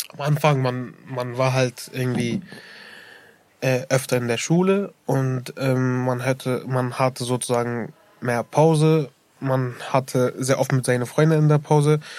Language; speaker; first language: German; early bilingual, other home language; Arabic